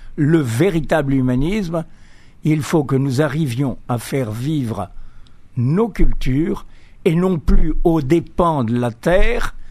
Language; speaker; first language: French; native; French